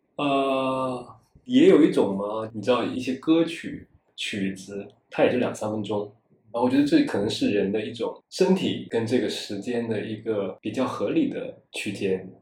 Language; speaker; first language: Chinese; non-native, local second language; Wu Chinese